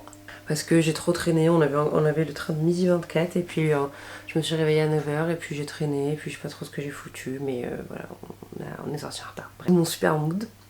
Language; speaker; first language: French; native; French